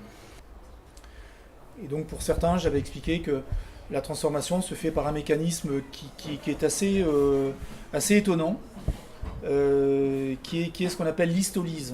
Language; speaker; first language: French; native; French